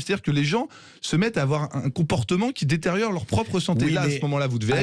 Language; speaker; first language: French; native; French